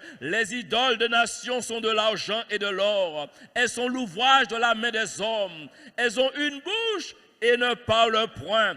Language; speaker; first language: French; native; French